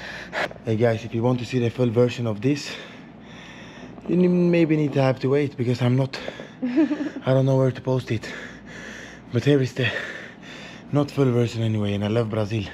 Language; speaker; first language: English; non-native, fluent; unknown